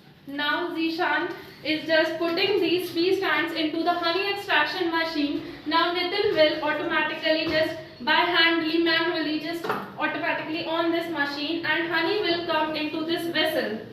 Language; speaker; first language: English; non-native, local second language; Hindi